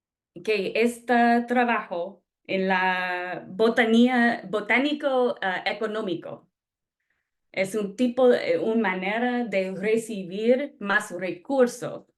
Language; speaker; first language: Spanish; non-native, fluent; English